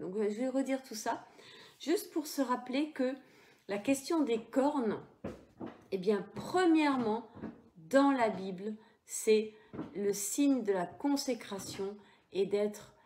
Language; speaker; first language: French; native; French